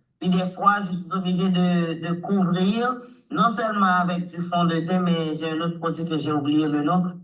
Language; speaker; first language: French; non-native, local second language; Haitian Creole